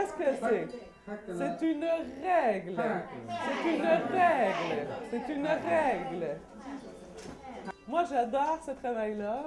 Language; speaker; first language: French; native; French